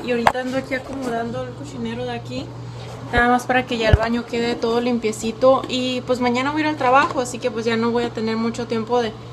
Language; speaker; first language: Spanish; native; Spanish